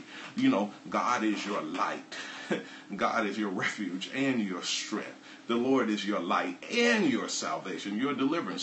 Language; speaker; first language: English; native; English